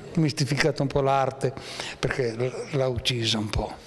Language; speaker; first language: Italian; native; Italian